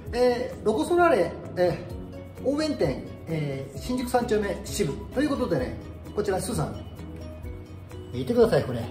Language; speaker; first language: Japanese; native; Japanese